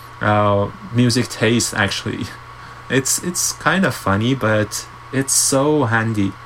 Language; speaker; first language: English; non-native, fluent; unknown